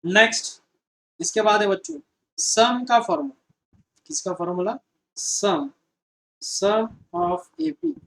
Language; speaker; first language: Hindi; non-native, local second language; Marathi